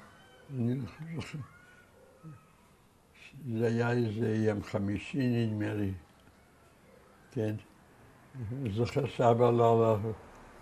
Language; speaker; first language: Hebrew; non-native, fluent; Yiddish